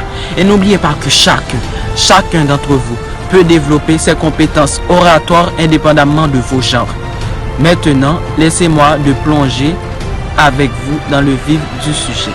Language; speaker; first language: French; non-native, local second language; Haitian Creole